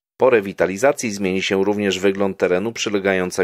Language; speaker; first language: Polish; native; Polish